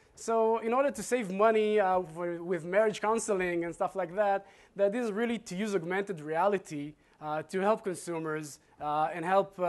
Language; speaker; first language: English; non-native, fluent; Hebrew